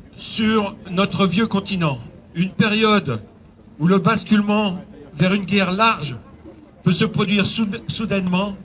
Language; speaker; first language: French; native; French